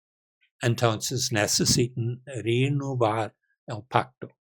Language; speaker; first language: Spanish; non-native, learner; English